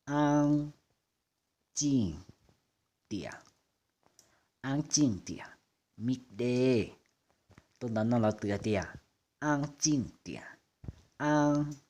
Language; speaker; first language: Chinese; non-native, fluent; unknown